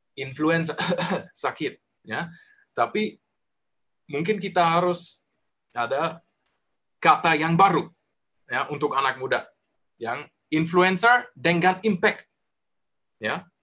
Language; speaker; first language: Indonesian; non-native, learner; German